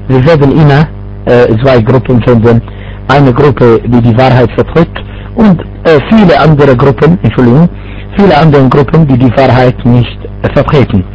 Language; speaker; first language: German; non-native, fluent; Arabic